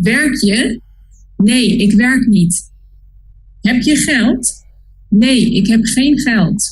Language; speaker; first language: Dutch; non-native, learner; Spanish